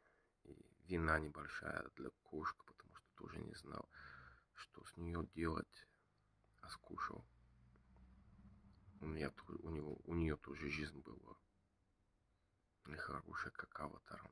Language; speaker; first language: Russian; non-native, learner; Bulgarian